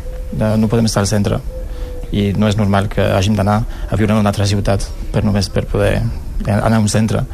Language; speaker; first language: Catalan; non-native, local second language; Spanish